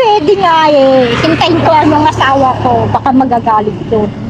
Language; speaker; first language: Filipino; non-native, local second language; Iloko